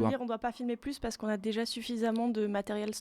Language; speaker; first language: French; native; French